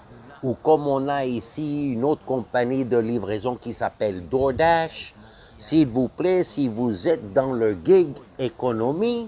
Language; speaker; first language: French; non-native, fluent; English